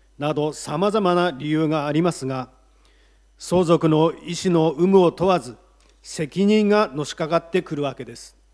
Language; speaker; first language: Japanese; native; Japanese